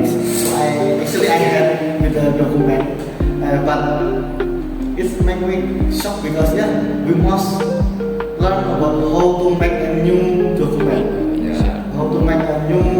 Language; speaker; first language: English; non-native, learner; Indonesian